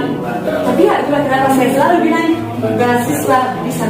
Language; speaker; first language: Indonesian; non-native, fluent; Polish